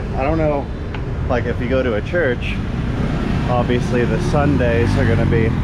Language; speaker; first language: English; native; English